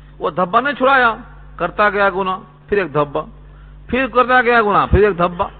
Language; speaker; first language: Urdu; native; Urdu